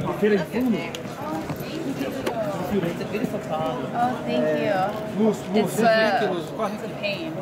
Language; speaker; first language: English; non-native, learner; Portuguese